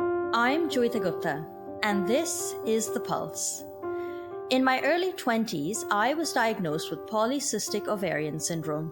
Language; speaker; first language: English; native; English